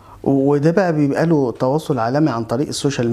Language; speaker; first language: Arabic; native; Arabic